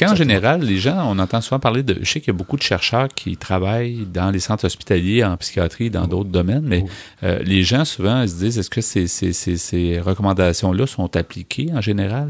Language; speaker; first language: French; native; French